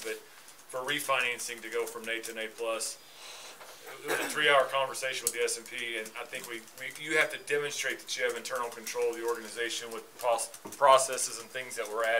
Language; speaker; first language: English; native; English